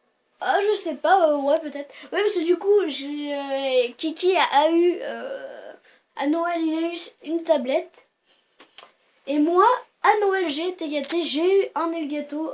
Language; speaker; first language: French; native; French